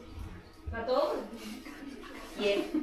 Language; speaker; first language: Russian; non-native, fluent; Korean